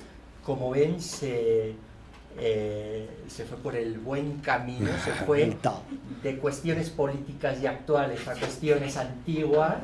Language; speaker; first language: Spanish; native; Spanish